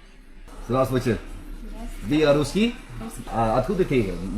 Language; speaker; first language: Russian; non-native, learner; English